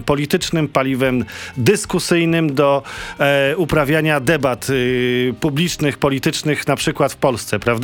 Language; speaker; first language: Polish; native; Polish